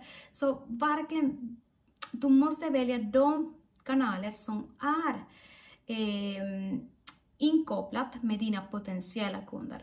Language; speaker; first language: Swedish; non-native, fluent; Spanish